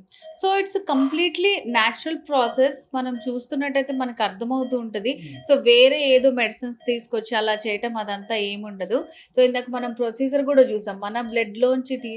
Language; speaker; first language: Telugu; native; Telugu